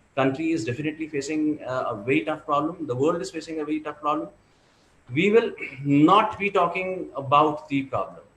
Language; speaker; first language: English; non-native, local second language; Hindi